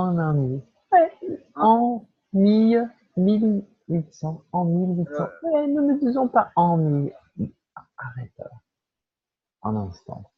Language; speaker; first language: French; non-native, fluent; Portuguese